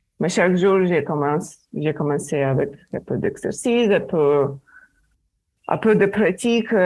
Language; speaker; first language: French; non-native, learner; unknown